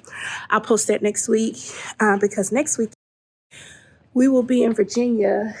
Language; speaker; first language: English; native; English